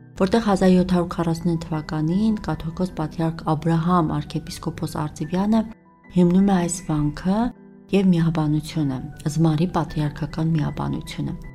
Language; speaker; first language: Armenian; native; Armenian